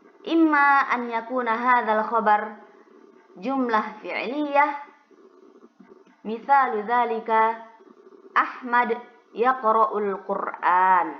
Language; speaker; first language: Arabic; non-native, fluent; Indonesian